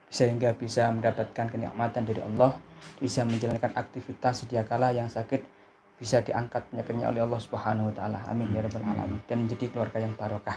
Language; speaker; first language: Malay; non-native, local second language; Javanese